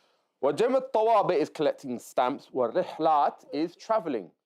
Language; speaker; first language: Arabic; non-native, fluent; English